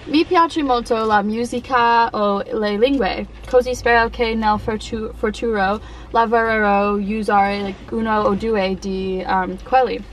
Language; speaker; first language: Italian; non-native, learner; English